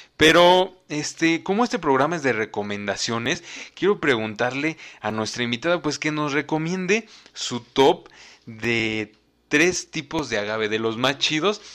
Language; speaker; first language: Spanish; native; Spanish